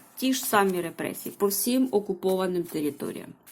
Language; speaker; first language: Ukrainian; native; Ukrainian